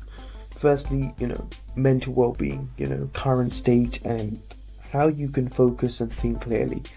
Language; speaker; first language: English; native; English